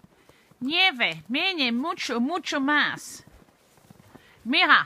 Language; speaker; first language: Spanish; non-native, learner; English